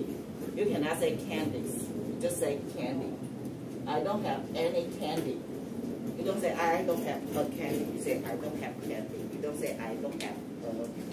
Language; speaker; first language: English; non-native, fluent; Chinese